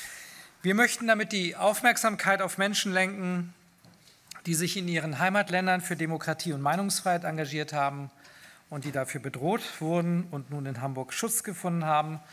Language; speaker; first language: German; native; German